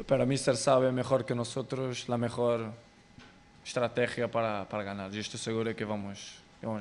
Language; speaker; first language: Spanish; non-native, fluent; Portuguese